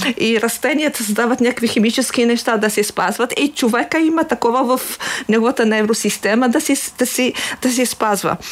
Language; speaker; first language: Bulgarian; non-native, fluent; Arabic